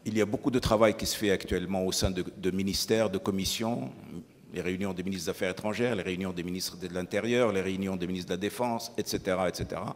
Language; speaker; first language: French; non-native, local second language; Arabic